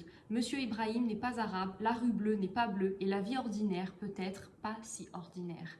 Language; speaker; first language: French; native; French